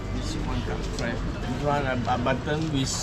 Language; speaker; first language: English; non-native, local second language; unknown